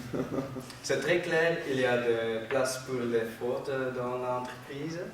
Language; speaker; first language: French; non-native, learner; Dutch